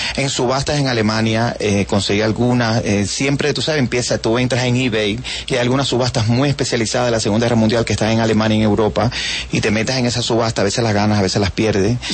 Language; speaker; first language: Spanish; native; Spanish